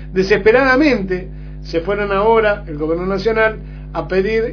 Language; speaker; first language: Spanish; native; Spanish